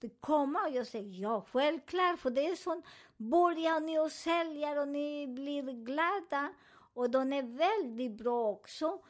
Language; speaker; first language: Swedish; non-native, fluent; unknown